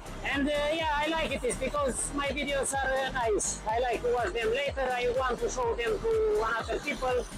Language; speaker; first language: English; non-native, learner; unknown